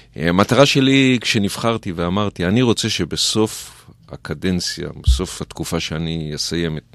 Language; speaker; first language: Hebrew; native; Hebrew